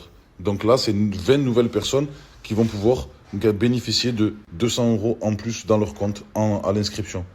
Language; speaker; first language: French; native; French